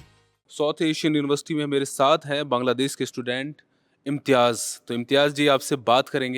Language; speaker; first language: Hindi; native; Hindi